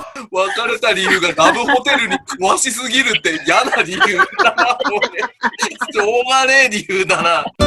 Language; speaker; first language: Japanese; native; Japanese